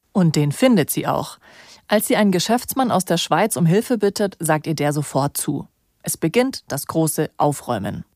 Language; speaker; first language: German; native; German